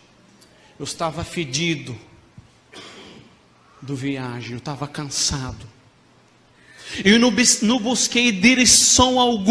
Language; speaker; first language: Portuguese; non-native, fluent; Arabic